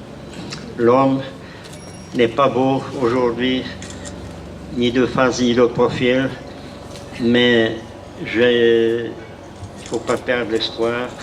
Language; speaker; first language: French; non-native, fluent; Czech